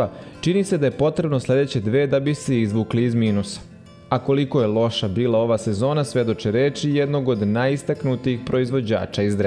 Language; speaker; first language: Serbian; native; Serbian